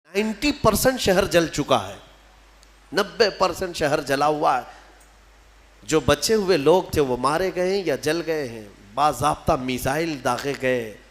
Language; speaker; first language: Urdu; native; Urdu